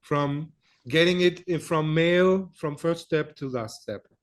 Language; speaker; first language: English; non-native, fluent; German